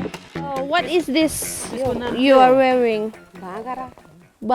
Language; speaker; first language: English; non-native, learner; Indonesian